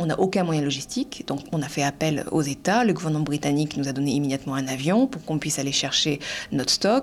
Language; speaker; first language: French; native; French